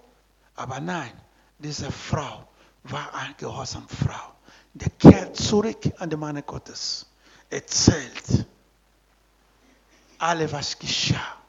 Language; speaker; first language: German; non-native, learner; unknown